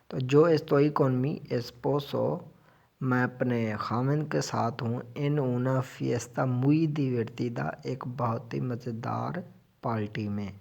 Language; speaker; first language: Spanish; non-native, learner; Urdu